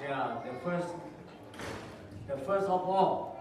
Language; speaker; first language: English; non-native, learner; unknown